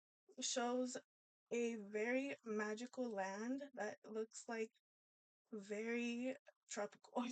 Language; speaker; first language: English; native; English